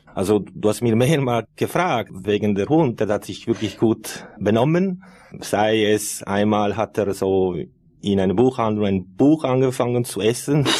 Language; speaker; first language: German; non-native, fluent; Italian